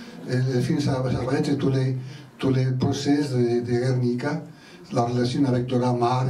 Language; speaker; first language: French; non-native, learner; Spanish